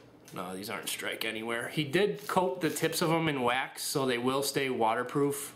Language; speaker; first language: English; native; English